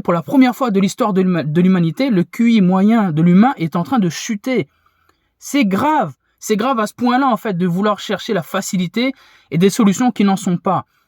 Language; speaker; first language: French; native; French